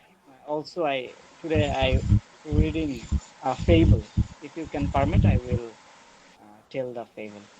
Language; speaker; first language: English; non-native, learner; Bangla